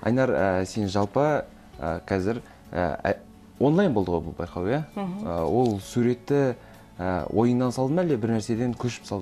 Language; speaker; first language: Kazakh; native; Kazakh